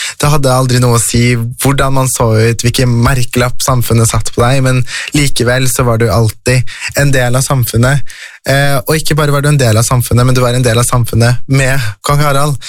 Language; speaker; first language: Norwegian; early bilingual, other home language; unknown